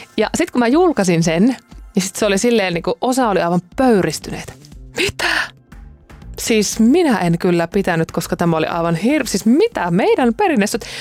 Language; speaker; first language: Finnish; native; Finnish